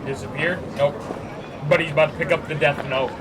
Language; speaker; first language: English; native; English